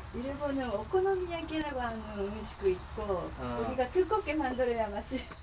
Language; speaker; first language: Korean; non-native, fluent; Japanese